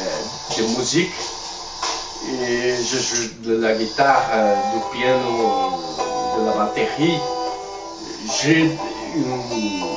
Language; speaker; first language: French; non-native, learner; Spanish